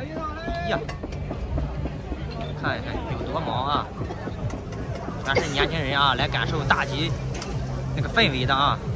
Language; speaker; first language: Chinese; native; Chinese